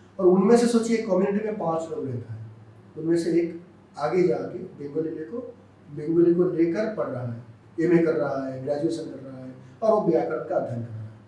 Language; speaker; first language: Hindi; non-native, local second language; Bangla